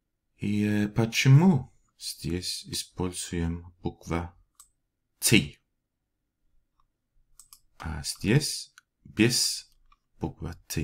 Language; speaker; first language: Russian; non-native, learner; Danish